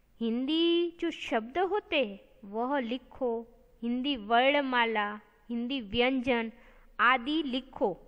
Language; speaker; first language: Hindi; non-native, local second language; Gujarati